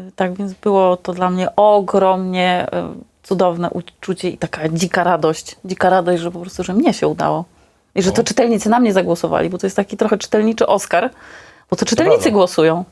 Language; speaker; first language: Polish; native; Polish